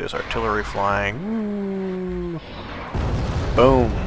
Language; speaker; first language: English; native; English